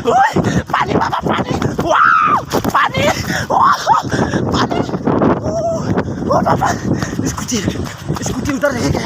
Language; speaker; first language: Hindi; non-native, local second language; Bodo